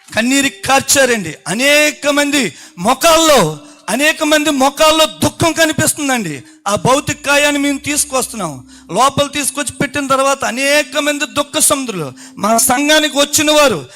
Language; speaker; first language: Telugu; native; Telugu